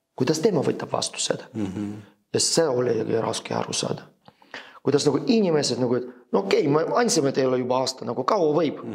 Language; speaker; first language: Estonian; non-native, fluent; Ukrainian